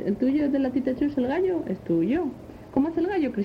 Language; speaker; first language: Spanish; native; Spanish